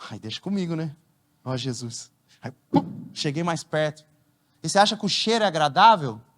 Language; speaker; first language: Portuguese; native; Portuguese